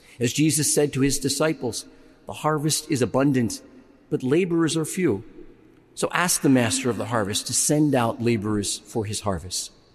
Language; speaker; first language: English; native; English